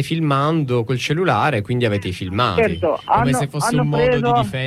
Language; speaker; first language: Italian; native; Italian